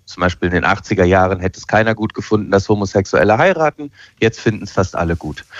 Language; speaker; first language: German; native; German